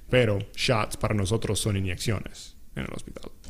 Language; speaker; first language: Spanish; non-native, local second language; English